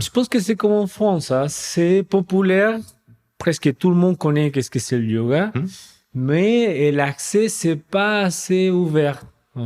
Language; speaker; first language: French; non-native, fluent; Spanish